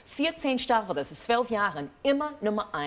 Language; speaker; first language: German; non-native, fluent; English